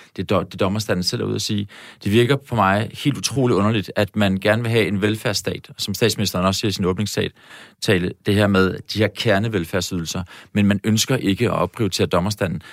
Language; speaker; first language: Danish; native; Danish